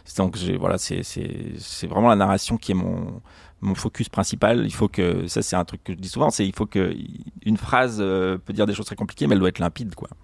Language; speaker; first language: French; native; French